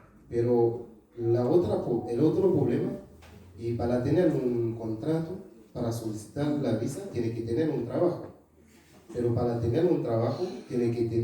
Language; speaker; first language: Spanish; non-native, fluent; Haitian Creole